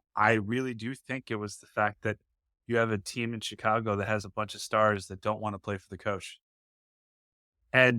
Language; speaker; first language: English; native; English